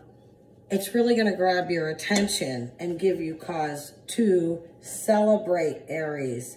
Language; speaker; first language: English; native; English